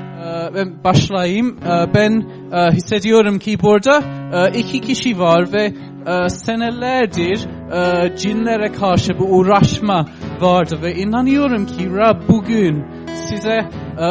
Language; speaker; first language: Turkish; non-native, fluent; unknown